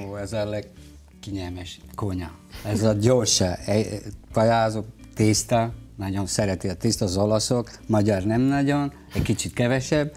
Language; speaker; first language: Hungarian; non-native, learner; Italian